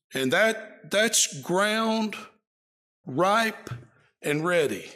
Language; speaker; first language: English; native; English